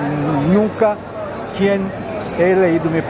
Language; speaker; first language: Spanish; non-native, fluent; Portuguese